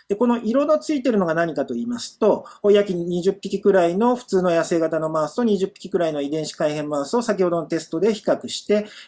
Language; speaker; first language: Japanese; native; Japanese